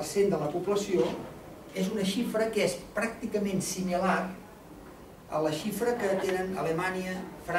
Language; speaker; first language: Catalan; native; Catalan